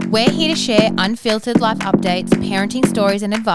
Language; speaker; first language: English; native; English